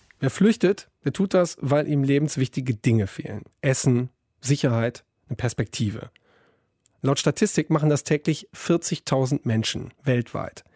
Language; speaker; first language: German; native; German